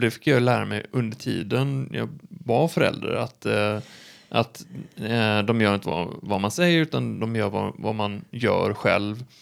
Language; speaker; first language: Swedish; native; Swedish